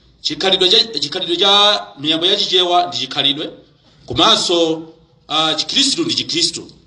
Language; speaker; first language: Nyanja; native; Nyanja